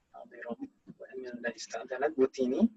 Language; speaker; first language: Arabic; non-native, fluent; Indonesian